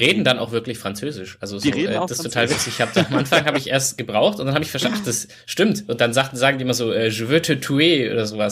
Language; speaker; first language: German; native; German